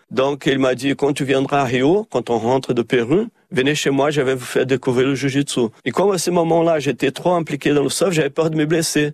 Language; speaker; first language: French; early bilingual, heritage; Portuguese